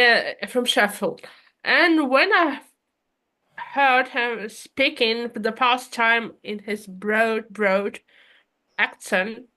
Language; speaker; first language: English; non-native, fluent; Russian